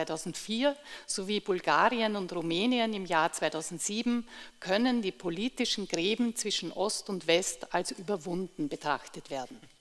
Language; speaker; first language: German; native; German